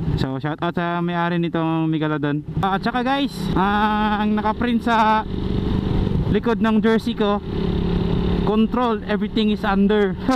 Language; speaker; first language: Filipino; non-native, local second language; Cebuano